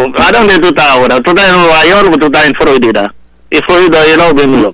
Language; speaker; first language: Spanish; non-native, learner; Haitian Creole